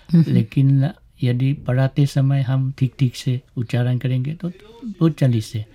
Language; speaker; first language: Hindi; non-native, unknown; Thai